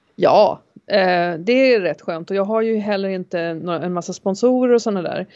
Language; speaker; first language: Swedish; native; Swedish